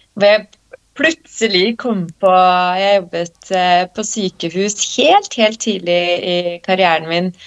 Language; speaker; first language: Norwegian; early bilingual, other home language; Polish